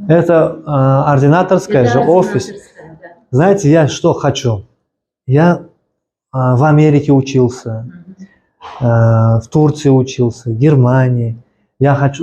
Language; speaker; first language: Russian; non-native, local second language; Uzbek